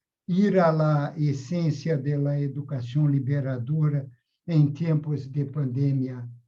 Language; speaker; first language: Spanish; non-native, fluent; Portuguese